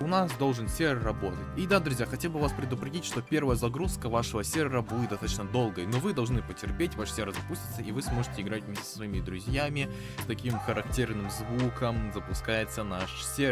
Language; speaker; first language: Russian; native; Russian